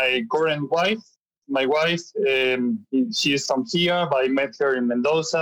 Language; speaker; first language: English; non-native, fluent; Spanish